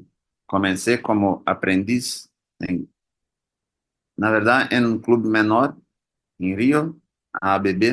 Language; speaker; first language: Spanish; non-native, learner; Portuguese